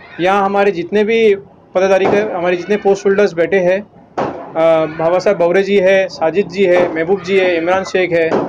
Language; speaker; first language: Hindi; non-native, local second language; Urdu